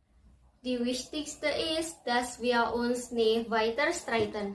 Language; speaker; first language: German; non-native, learner; Indonesian